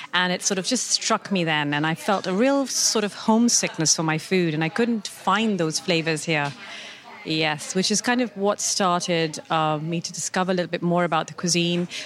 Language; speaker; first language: English; non-native, local second language; Urdu